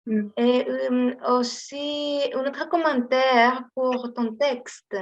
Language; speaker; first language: French; non-native, learner; Greek